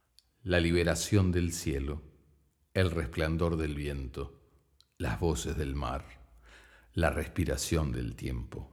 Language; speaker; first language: Spanish; native; Spanish